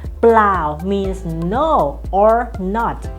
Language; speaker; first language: English; non-native, fluent; Thai